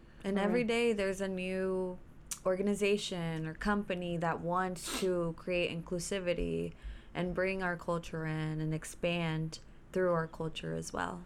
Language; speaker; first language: English; early bilingual, other home language; Spanish